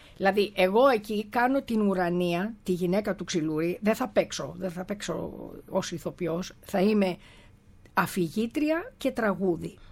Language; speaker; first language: Greek; early bilingual, other home language; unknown